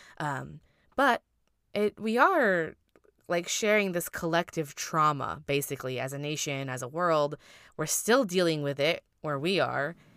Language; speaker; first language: English; native; English